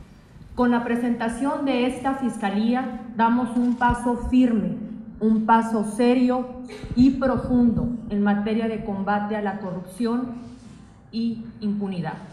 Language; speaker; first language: Spanish; native; Spanish